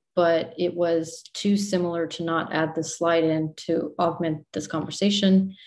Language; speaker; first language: English; native; English